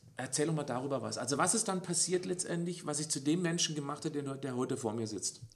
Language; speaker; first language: German; native; German